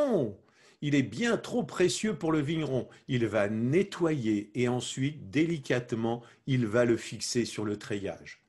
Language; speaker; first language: French; native; French